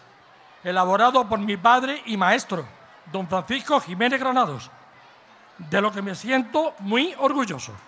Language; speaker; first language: Spanish; native; Spanish